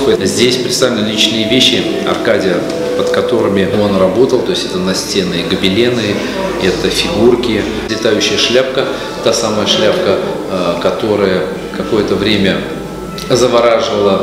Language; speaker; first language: Russian; native; Russian